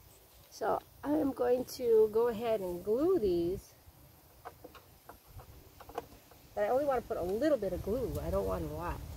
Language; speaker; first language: English; native; English